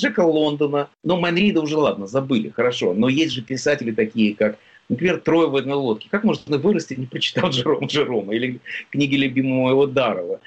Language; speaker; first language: Russian; native; Russian